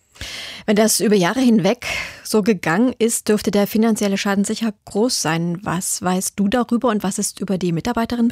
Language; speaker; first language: German; native; German